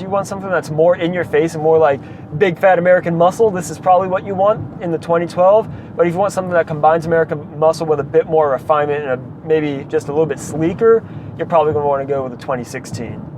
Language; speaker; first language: English; native; English